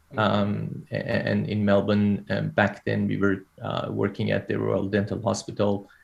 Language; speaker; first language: English; non-native, fluent; Persian